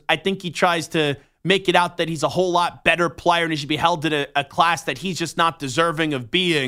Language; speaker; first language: English; native; English